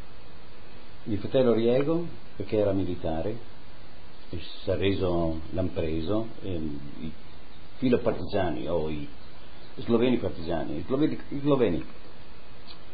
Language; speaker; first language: Italian; native; Italian